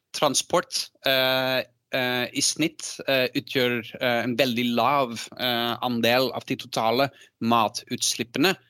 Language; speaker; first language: Norwegian; non-native, fluent; Dutch